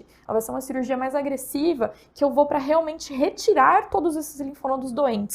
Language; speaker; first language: Portuguese; native; Portuguese